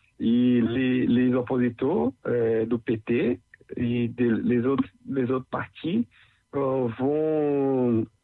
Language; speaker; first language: French; non-native, learner; Portuguese